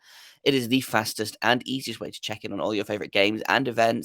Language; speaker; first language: English; native; English